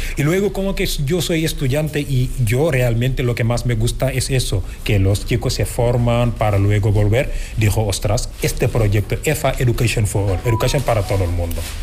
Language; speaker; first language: Spanish; non-native, fluent; Wolof